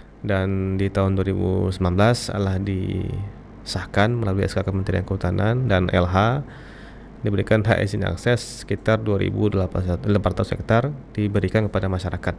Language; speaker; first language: Indonesian; non-native, local second language; Minangkabau